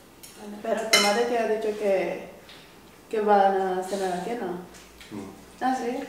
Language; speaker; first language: Spanish; non-native, learner; Filipino